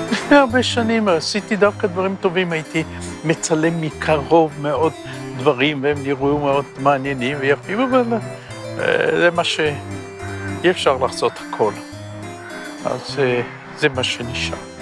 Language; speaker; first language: Hebrew; non-native, fluent; Bulgarian